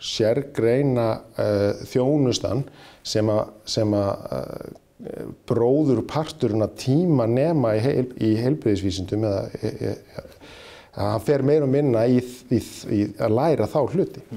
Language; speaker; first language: Icelandic; native; Icelandic